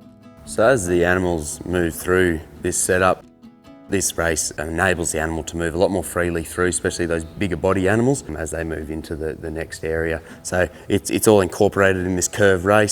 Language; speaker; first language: English; native; English